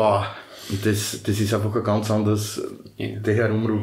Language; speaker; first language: German; native; German